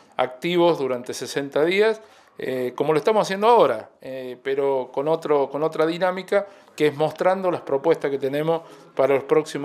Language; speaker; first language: Spanish; native; Spanish